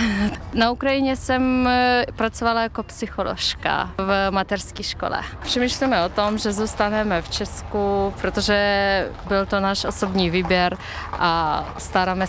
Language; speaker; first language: Czech; non-native, learner; Ukrainian